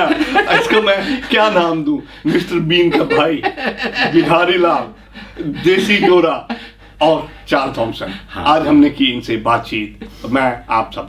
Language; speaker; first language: Hindi; native; Hindi